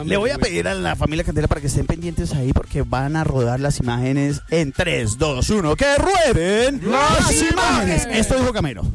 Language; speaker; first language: Spanish; native; Spanish